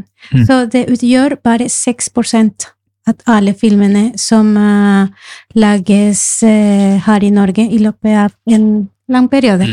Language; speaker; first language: Norwegian; non-native, fluent; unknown